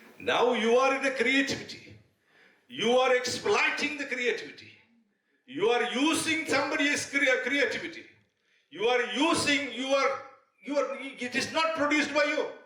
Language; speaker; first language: English; non-native, local second language; Tamil